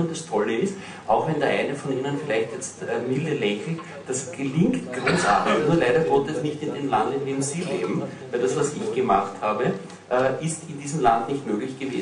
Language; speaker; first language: German; native; German